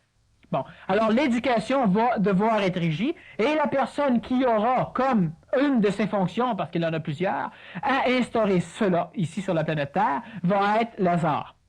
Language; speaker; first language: French; native; French